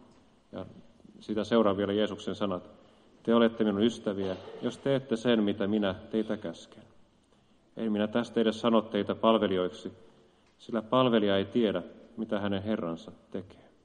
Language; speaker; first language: Finnish; native; Finnish